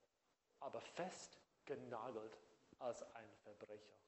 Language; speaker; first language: German; non-native, fluent; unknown